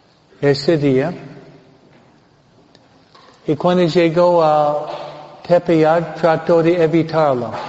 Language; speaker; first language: Spanish; non-native, fluent; English